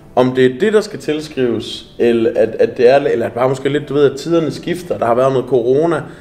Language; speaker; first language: Danish; native; Danish